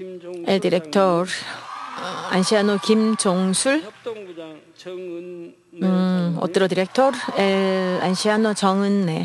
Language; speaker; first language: Spanish; non-native, learner; Korean